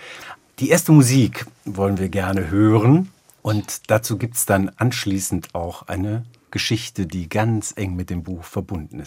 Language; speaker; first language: German; native; German